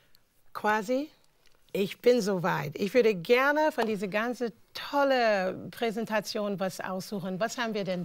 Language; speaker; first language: German; non-native, fluent; English